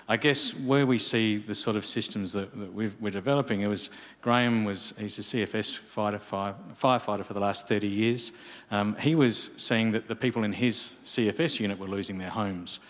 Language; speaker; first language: English; native; English